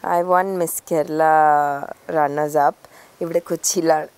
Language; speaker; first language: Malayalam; early bilingual, heritage; Malayalam